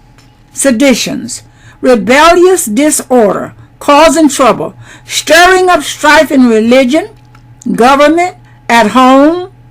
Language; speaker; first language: English; native; English